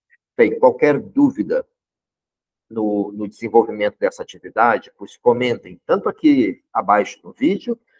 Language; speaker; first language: Portuguese; native; Portuguese